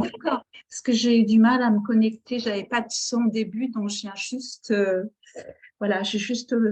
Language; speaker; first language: French; native; French